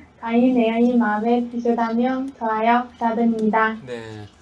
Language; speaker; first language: Korean; non-native, learner; Chinese